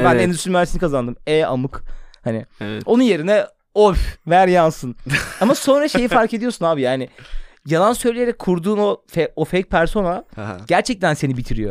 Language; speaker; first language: Turkish; native; Turkish